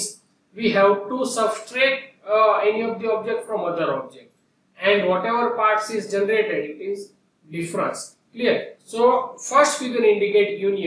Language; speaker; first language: English; non-native, local second language; Gujarati